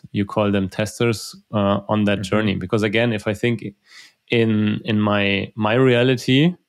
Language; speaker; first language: English; non-native, fluent; German